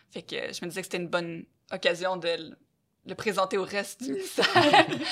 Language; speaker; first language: French; native; French